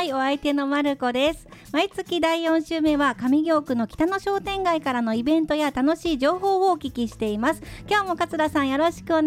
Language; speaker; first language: Japanese; native; Japanese